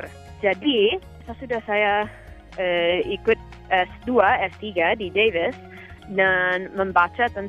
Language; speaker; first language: Indonesian; non-native, fluent; English